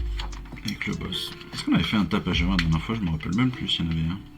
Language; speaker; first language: French; native; French